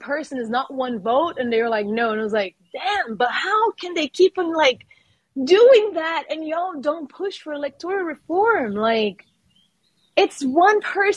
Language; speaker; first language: English; non-native, fluent; Portuguese